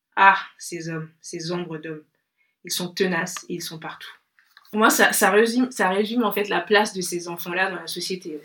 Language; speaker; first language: French; non-native, local second language; Bambara